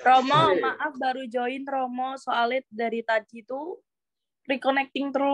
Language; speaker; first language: Indonesian; native; Indonesian